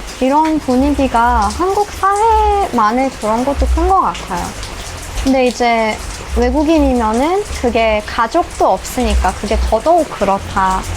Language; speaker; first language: Korean; non-native, fluent; Persian